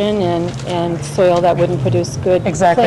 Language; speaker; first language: English; native; English